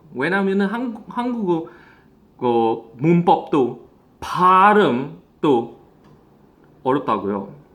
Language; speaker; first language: Korean; non-native, fluent; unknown